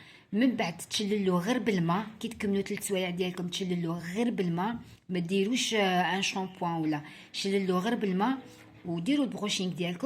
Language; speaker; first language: Arabic; native; Arabic